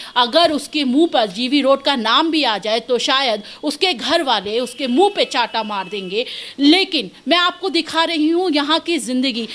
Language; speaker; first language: Hindi; native; Hindi